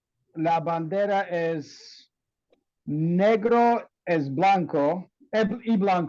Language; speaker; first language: Spanish; non-native, learner; English